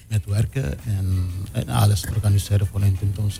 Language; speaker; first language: Dutch; non-native, local second language; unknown